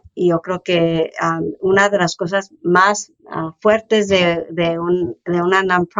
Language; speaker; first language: Spanish; early bilingual, heritage; Spanish